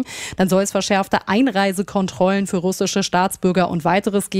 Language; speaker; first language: German; native; German